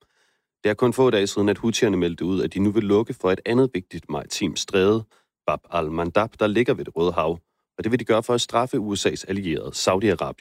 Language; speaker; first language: Danish; native; Danish